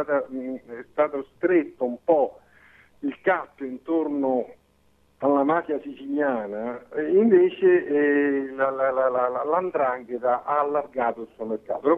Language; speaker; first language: Italian; native; Italian